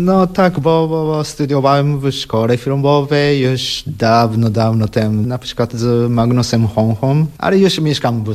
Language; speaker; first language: Polish; non-native, learner; Japanese